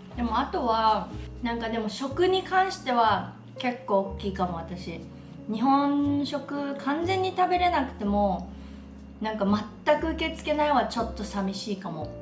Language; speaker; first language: Japanese; native; Japanese